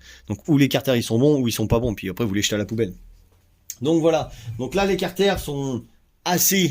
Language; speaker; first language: French; native; French